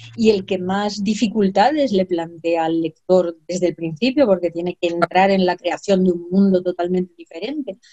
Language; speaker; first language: Spanish; native; Spanish